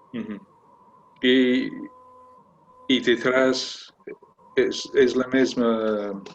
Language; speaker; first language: Spanish; non-native, learner; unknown